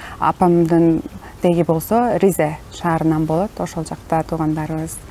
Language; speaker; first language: Kyrgyz; non-native, local second language; Turkish